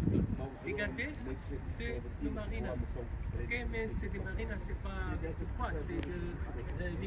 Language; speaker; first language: French; non-native, learner; Arabic